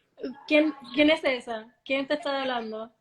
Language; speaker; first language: Spanish; early bilingual, heritage; English